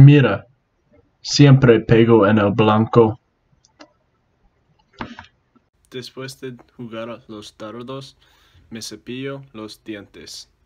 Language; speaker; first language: Spanish; non-native, learner; English